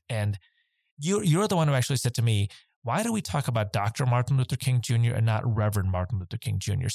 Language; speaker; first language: English; native; English